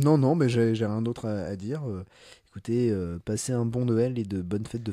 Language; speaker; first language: French; native; French